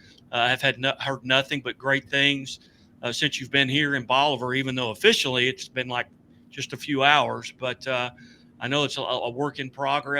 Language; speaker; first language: English; native; English